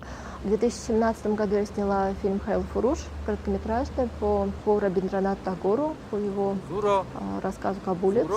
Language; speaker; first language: Russian; non-native, local second language; Tajik